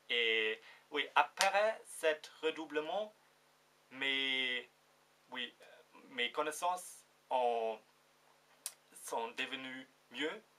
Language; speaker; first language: French; non-native, fluent; German